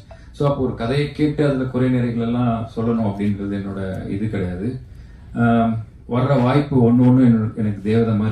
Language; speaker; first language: Tamil; native; Tamil